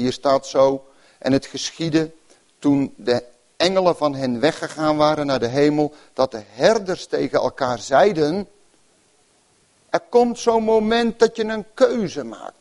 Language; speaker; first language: Dutch; native; Dutch